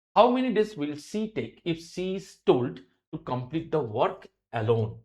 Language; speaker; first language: English; non-native, local second language; Bangla